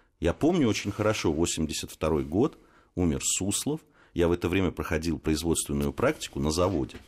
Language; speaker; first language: Russian; native; Russian